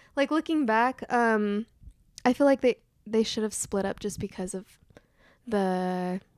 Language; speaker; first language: English; native; English